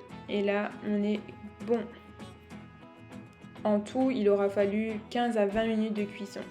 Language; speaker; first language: French; native; French